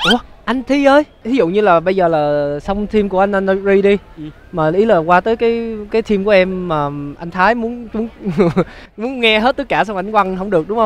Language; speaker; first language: Vietnamese; native; Vietnamese